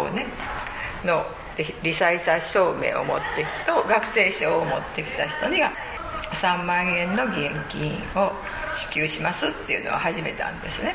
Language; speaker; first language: Japanese; native; Japanese